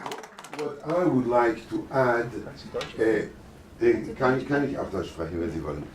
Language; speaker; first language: German; non-native, fluent; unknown